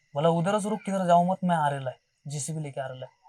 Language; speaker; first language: Hindi; non-native, local second language; Marathi